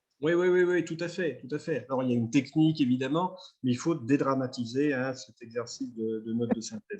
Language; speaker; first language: French; native; French